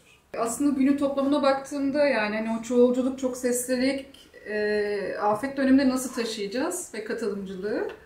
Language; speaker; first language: Turkish; native; Turkish